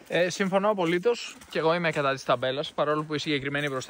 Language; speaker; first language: Greek; native; Greek